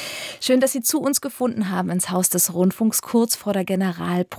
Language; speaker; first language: German; native; German